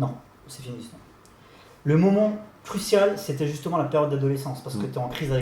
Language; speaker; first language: French; native; French